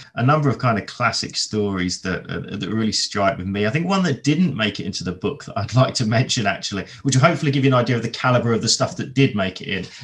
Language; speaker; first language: English; native; English